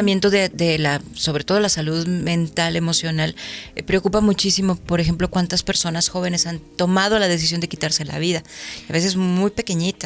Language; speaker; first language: Spanish; native; Spanish